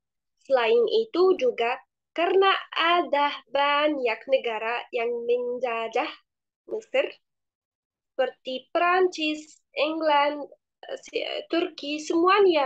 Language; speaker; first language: Indonesian; non-native, fluent; Arabic